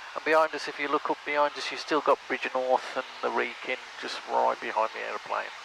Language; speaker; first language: English; native; English